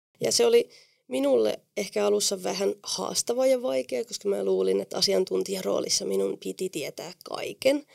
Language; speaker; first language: Finnish; non-native, fluent; Spanish